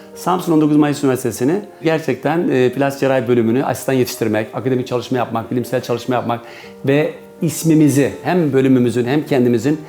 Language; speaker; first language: Turkish; native; Turkish